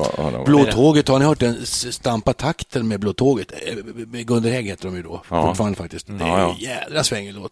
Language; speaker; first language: Swedish; native; Swedish